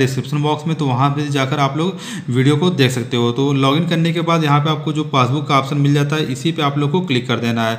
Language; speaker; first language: Hindi; native; Hindi